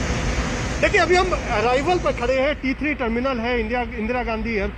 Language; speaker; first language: Hindi; native; Hindi